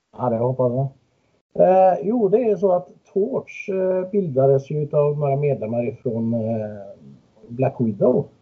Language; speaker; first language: Swedish; native; Swedish